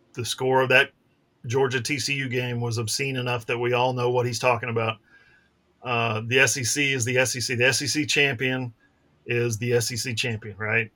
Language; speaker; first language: English; native; English